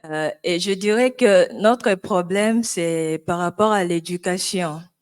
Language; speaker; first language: French; non-native, local second language; Lingala